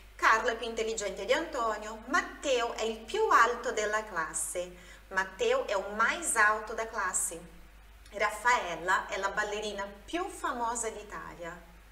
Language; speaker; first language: Italian; non-native, fluent; Portuguese